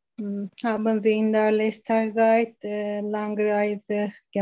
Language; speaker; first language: German; non-native, learner; Turkish